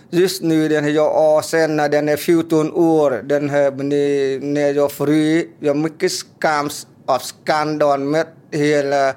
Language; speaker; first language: Swedish; non-native, learner; Vietnamese